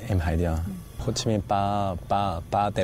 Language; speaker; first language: Vietnamese; non-native, learner; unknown